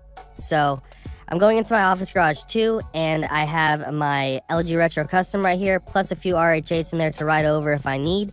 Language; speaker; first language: English; native; English